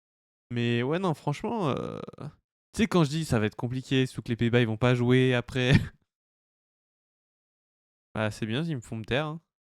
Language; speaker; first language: French; native; French